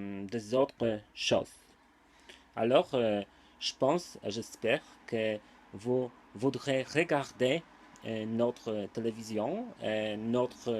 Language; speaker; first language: French; non-native, learner; Polish